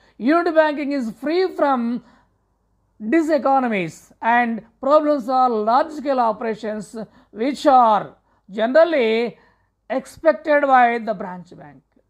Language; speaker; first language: English; non-native, local second language; Telugu